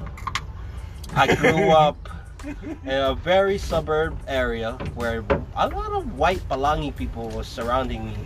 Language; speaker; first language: English; native; English